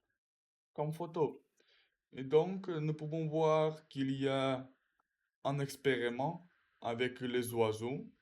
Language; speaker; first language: French; non-native, learner; Russian